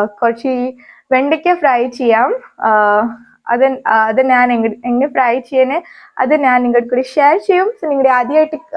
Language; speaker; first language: Malayalam; non-native, learner; Hindi